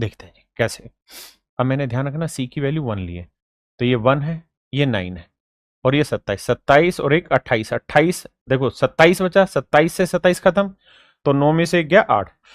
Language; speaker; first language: Hindi; native; Hindi